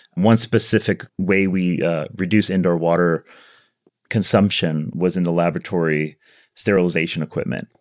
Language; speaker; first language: English; native; English